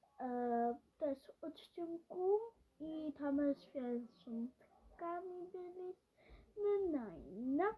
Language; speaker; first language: Polish; early bilingual, heritage; Polish